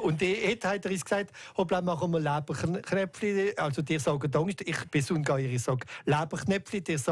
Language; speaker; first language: German; native; German